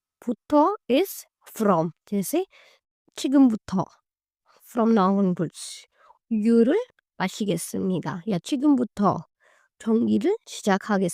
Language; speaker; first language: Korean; non-native, learner; Hindi